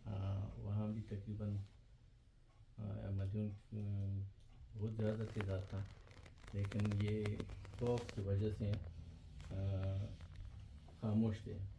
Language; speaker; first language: Hindi; non-native, fluent; Pashto